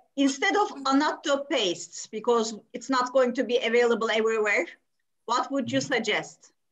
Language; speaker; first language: English; non-native, fluent; Turkish